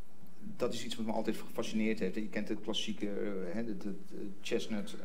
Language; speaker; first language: Dutch; non-native, fluent; English